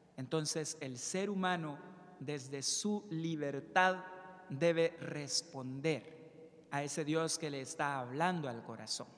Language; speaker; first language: Spanish; native; Spanish